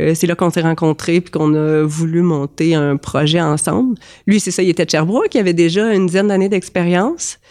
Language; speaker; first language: French; native; French